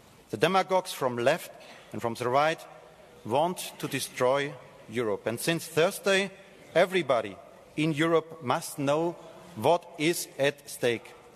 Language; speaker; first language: English; non-native, fluent; German